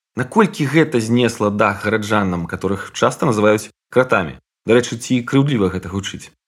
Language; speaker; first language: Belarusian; non-native, local second language; Russian